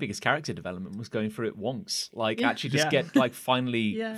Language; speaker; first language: English; native; English